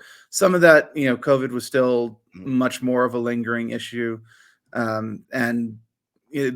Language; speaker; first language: English; native; English